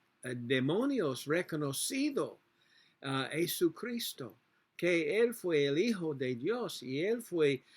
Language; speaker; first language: Spanish; non-native, learner; English